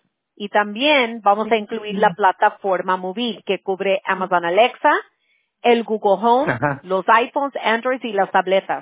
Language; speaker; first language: Spanish; early bilingual, heritage; Spanish